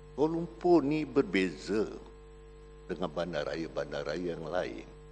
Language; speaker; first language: Malay; native; Malay